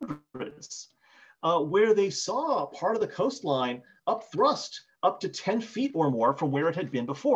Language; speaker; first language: English; native; English